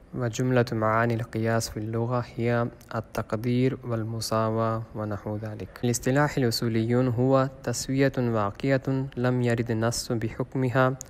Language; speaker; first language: Arabic; non-native, fluent; Malay